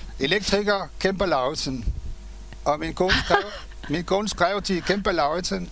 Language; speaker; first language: Danish; non-native, fluent; French